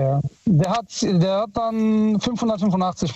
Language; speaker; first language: German; early bilingual, other home language; Italian